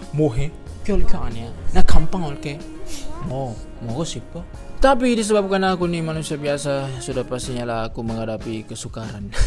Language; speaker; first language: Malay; native; Malay